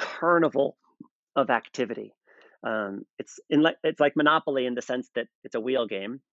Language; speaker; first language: English; native; English